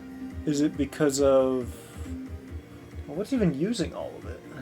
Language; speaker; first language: English; native; English